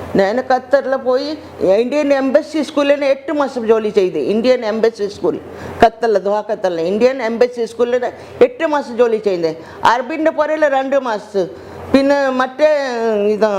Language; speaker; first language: Malayalam; non-native, learner; Hindi